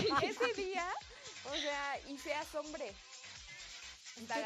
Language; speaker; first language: Spanish; native; Spanish